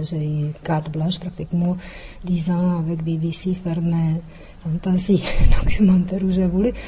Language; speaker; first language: French; non-native, fluent; Czech